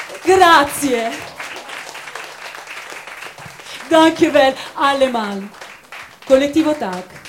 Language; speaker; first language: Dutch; non-native, learner; Italian